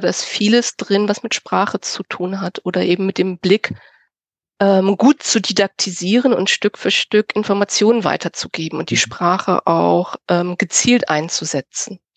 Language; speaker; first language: German; native; German